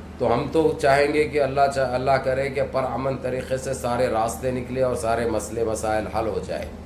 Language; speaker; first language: Urdu; native; Urdu